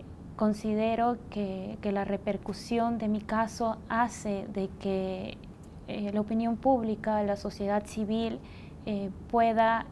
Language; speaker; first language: Spanish; native; Spanish